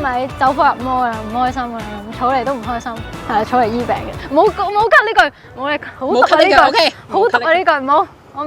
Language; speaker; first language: Cantonese; native; Cantonese